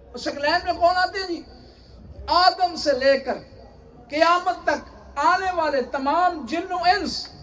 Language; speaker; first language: Urdu; non-native, local second language; Punjabi